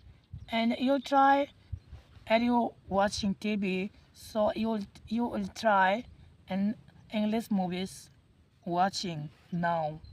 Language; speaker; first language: English; non-native, learner; Hindi